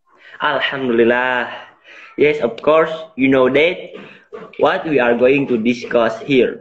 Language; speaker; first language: English; non-native, learner; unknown